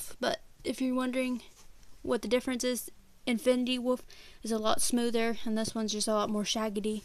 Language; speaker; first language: English; native; English